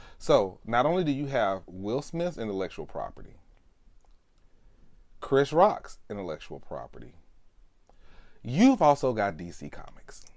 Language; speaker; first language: English; native; English